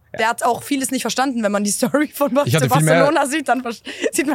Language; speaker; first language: German; native; German